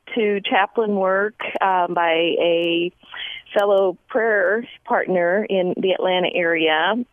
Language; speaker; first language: English; early bilingual, other home language; Spanish